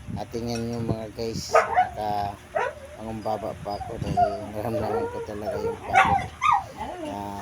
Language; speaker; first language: Filipino; non-native, local second language; Cebuano